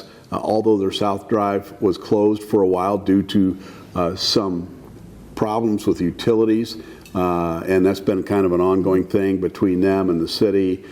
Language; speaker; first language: English; native; English